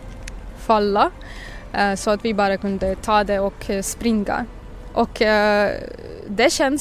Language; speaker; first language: Swedish; non-native, fluent; Russian